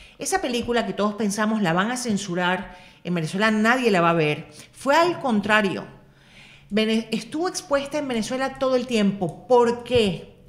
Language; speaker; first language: Spanish; native; Spanish